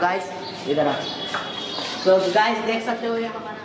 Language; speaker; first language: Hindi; non-native, local second language; Bangla